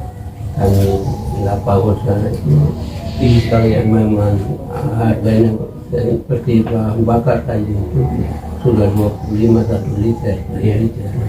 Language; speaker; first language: Indonesian; non-native, local second language; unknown